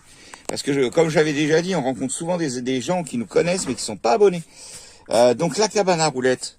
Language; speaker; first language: French; native; French